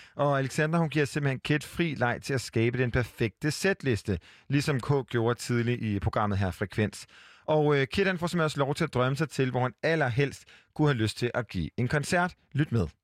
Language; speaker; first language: Danish; native; Danish